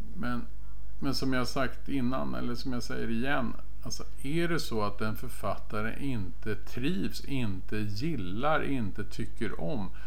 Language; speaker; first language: Swedish; native; Swedish